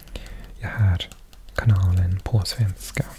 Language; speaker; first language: Swedish; non-native, learner; English